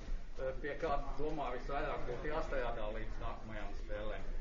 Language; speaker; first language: Latvian; native; Latvian